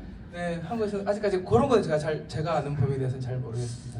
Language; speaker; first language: Korean; native; Korean